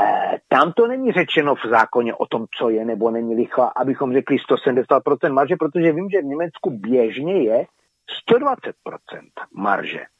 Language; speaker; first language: Czech; native; Czech